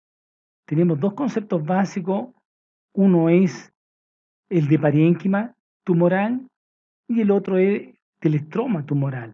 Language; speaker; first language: Spanish; native; Spanish